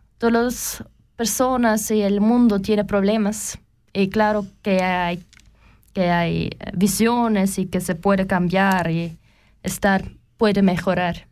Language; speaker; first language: Spanish; non-native, learner; German